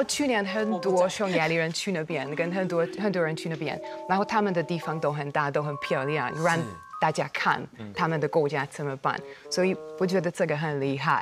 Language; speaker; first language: Chinese; non-native, fluent; Hungarian